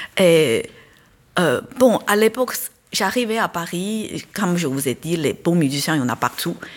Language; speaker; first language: French; non-native, fluent; Chinese